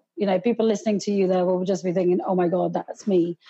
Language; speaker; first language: English; early bilingual, other home language; Hindi